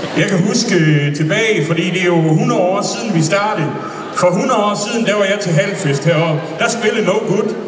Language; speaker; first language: Danish; native; Danish